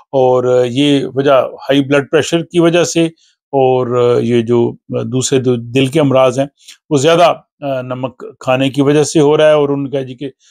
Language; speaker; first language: Urdu; non-native, local second language; Punjabi